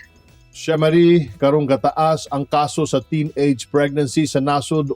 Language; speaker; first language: Cebuano; native; Cebuano